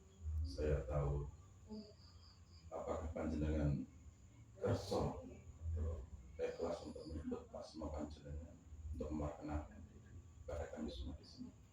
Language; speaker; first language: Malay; non-native, local second language; Javanese